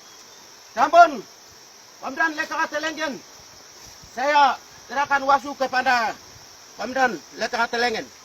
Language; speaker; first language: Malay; non-native, local second language; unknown